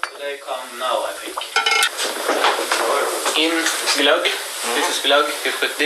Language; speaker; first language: English; non-native, learner; Swedish